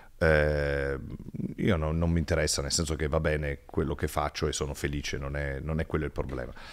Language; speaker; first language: Italian; native; Italian